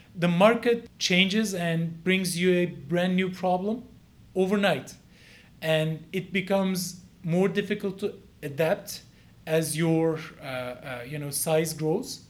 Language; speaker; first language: English; non-native, fluent; Turkish